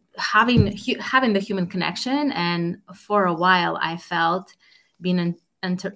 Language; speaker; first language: English; non-native, fluent; Russian